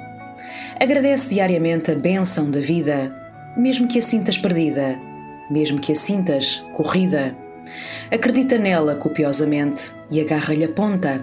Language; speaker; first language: Portuguese; native; Portuguese